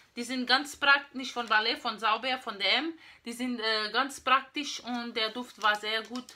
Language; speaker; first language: German; non-native, learner; Portuguese